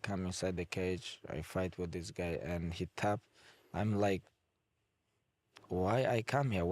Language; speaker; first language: English; non-native, fluent; Avaric